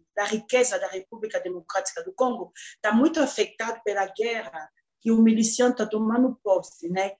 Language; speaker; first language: Portuguese; non-native, fluent; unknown